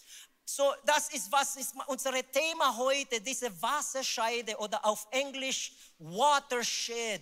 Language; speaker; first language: German; non-native, learner; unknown